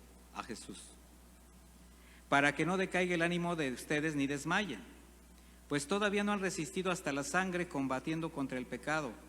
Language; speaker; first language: Spanish; native; Spanish